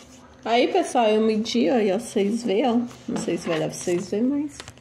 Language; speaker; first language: Portuguese; native; Portuguese